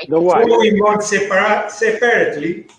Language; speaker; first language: English; non-native, learner; Italian